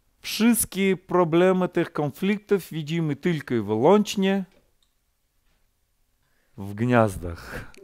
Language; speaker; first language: Polish; non-native, fluent; Ukrainian